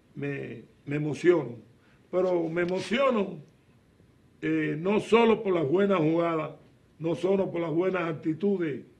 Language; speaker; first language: Spanish; native; Spanish